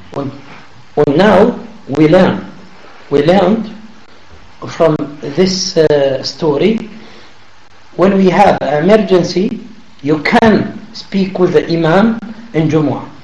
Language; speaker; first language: English; non-native, learner; Arabic